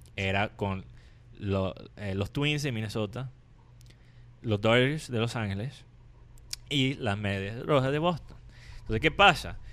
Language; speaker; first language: Spanish; non-native, fluent; English